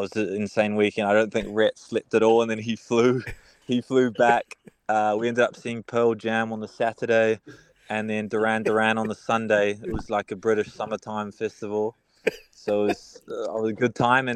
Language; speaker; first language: English; native; English